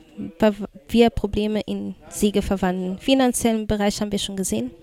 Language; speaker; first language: German; non-native, fluent; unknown